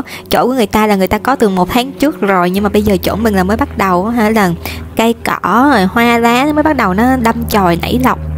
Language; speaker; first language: Vietnamese; native; Vietnamese